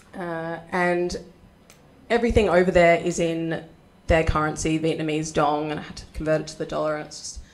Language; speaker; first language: English; native; English